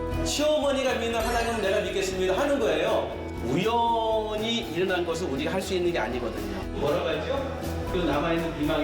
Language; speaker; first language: Korean; native; Korean